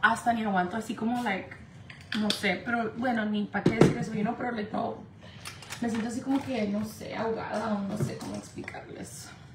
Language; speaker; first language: Spanish; early bilingual, heritage; Spanish